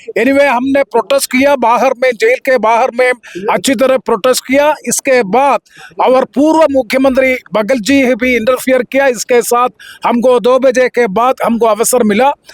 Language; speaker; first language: Hindi; non-native, local second language; Malayalam